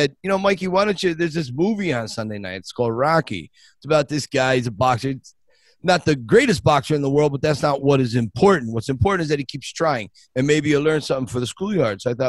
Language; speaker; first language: English; native; English